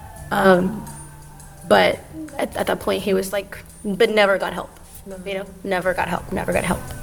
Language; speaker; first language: English; early bilingual, other home language; Spanish